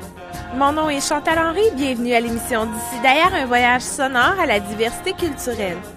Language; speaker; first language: French; native; French